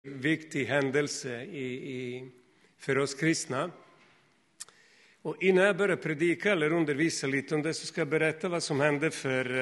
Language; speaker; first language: Swedish; non-native, fluent; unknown